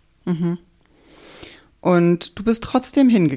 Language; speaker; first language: German; native; German